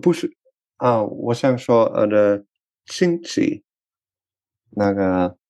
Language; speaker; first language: Chinese; non-native, learner; French